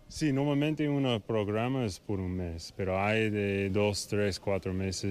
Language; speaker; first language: Spanish; non-native, fluent; English